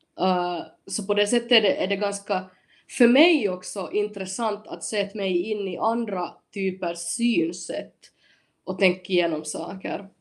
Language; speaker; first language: Swedish; native; Swedish